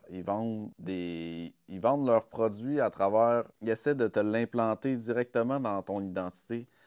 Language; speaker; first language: French; native; French